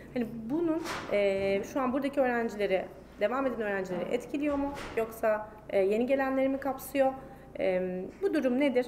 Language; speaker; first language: Turkish; native; Turkish